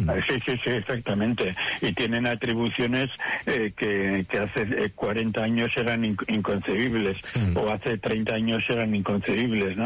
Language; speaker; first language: Spanish; native; Spanish